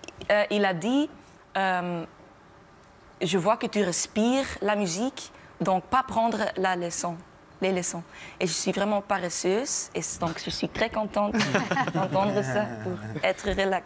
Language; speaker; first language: French; non-native, local second language; Dutch